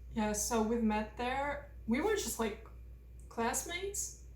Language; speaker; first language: English; non-native, fluent; Russian